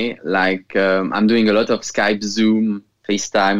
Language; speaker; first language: English; non-native, fluent; French